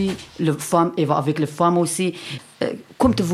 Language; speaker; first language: French; non-native, learner; Kurdish